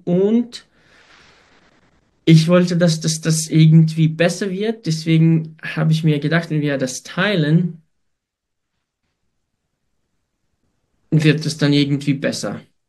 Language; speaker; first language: German; non-native, fluent; Ukrainian